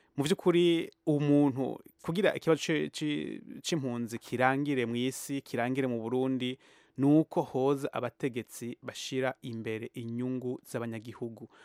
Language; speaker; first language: Rundi; early bilingual, heritage; Rundi